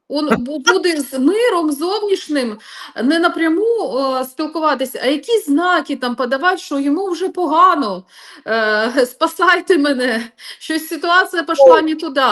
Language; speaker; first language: Ukrainian; non-native, local second language; Russian